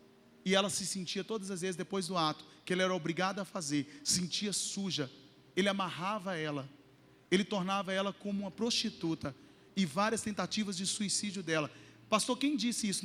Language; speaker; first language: Portuguese; native; Portuguese